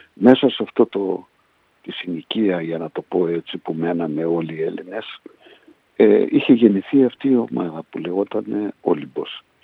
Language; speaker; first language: Greek; early bilingual, heritage; Greek